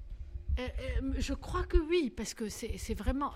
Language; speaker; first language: French; non-native, local second language; Arabic